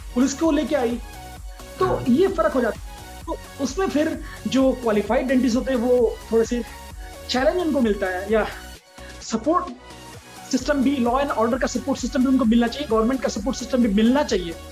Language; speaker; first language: Hindi; native; Hindi